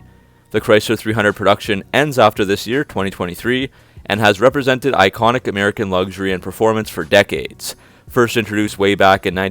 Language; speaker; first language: English; native; English